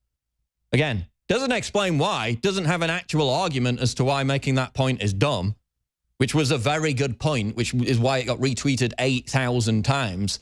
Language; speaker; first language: English; native; English